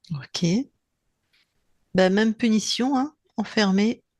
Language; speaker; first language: French; native; French